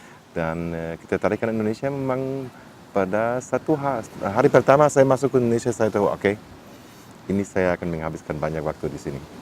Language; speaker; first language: Indonesian; non-native, fluent; German